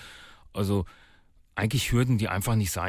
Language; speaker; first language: German; native; German